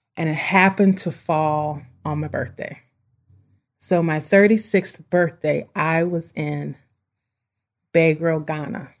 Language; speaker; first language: English; native; English